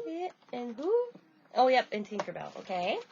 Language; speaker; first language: English; native; English